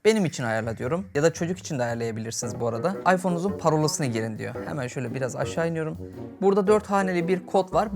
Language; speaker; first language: Turkish; native; Turkish